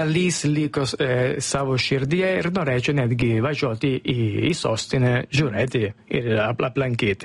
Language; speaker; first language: Lithuanian; non-native, learner; Italian